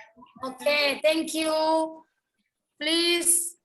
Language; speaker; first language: English; non-native, learner; Indonesian